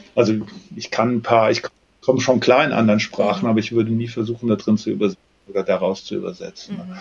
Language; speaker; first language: German; native; German